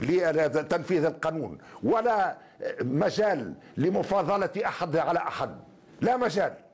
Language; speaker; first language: Arabic; native; Arabic